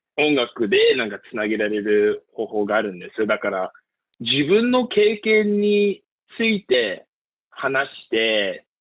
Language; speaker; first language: Japanese; early bilingual, heritage; Japanese